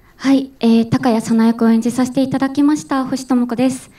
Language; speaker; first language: Japanese; native; Japanese